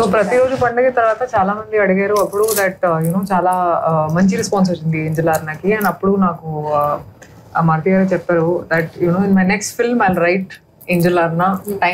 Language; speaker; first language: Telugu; non-native, fluent; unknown